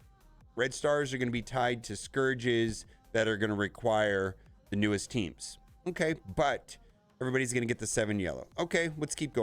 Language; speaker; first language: English; native; English